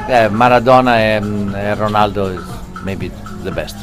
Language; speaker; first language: English; non-native, learner; Italian